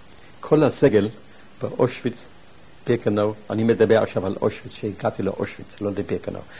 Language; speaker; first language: Hebrew; non-native, fluent; German